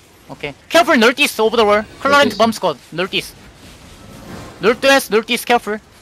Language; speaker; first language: English; non-native, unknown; Korean